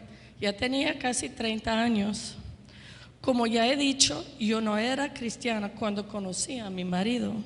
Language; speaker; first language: Spanish; non-native, fluent; English